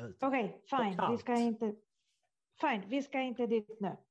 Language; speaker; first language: Swedish; non-native, fluent; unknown